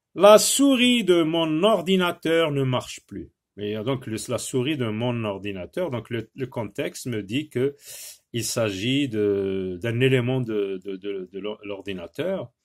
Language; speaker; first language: French; non-native, local second language; Arabic